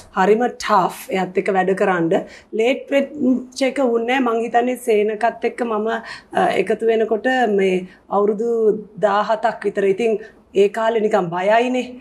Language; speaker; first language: Sinhala; native; Sinhala